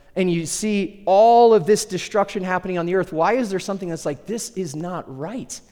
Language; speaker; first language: English; early bilingual, other home language; Spanish